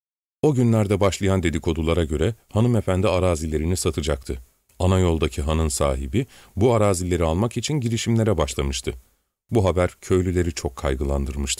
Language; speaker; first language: Turkish; native; Turkish